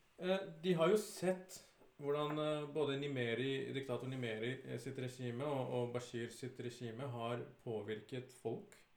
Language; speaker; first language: Norwegian; early bilingual, other home language; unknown